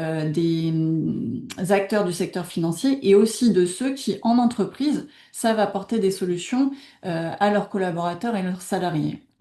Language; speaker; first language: French; native; French